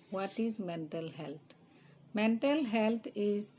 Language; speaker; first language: English; non-native, local second language; Assamese